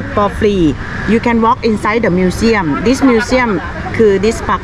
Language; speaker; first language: English; non-native, learner; Thai